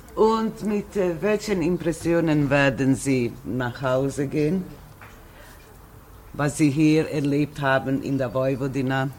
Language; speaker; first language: German; non-native, local second language; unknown